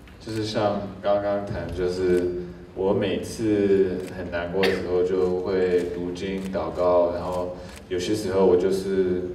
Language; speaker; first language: Chinese; early bilingual, heritage; English